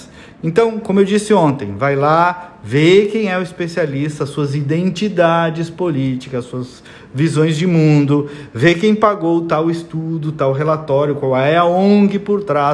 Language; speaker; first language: Portuguese; native; Portuguese